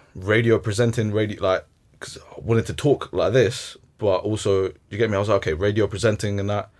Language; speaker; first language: English; early bilingual, other home language; Arabic